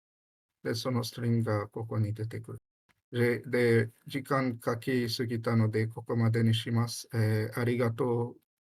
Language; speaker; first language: Japanese; non-native, learner; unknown